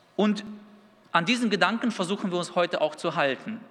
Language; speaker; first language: German; early bilingual, other home language; Russian